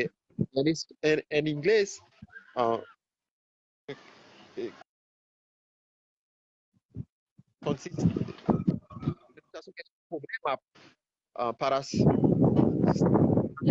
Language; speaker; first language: Spanish; non-native, fluent; Haitian Creole